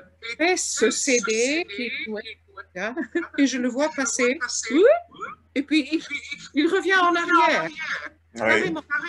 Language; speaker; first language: French; non-native, fluent; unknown